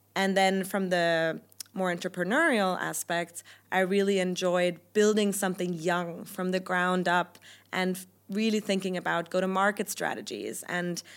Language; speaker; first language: English; non-native, fluent; German